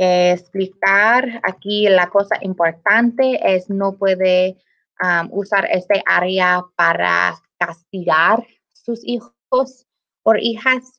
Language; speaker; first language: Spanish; non-native, learner; English